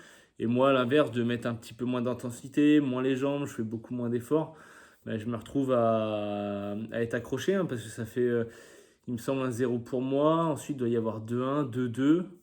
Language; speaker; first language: French; native; French